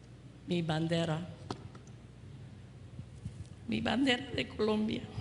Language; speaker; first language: Spanish; non-native, fluent; English